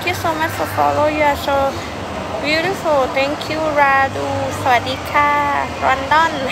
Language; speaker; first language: English; non-native, learner; Thai